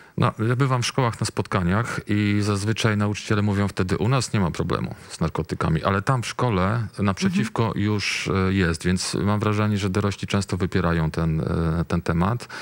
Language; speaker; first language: Polish; native; Polish